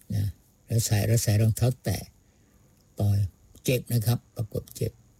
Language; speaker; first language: Thai; non-native, local second language; Pattani Malay